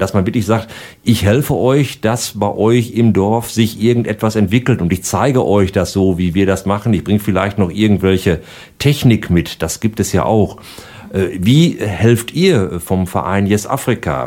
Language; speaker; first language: German; native; German